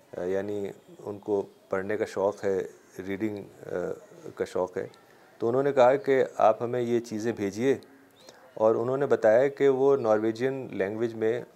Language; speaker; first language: Urdu; native; Urdu